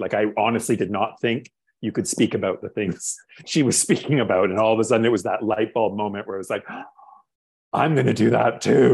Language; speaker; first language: English; native; English